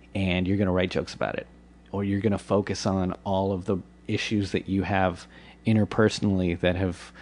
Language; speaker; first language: English; native; English